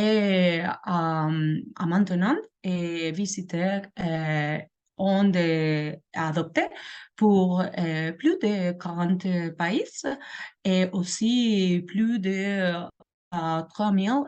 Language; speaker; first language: French; non-native, learner; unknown